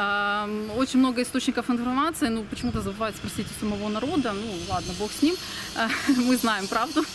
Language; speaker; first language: Russian; native; Russian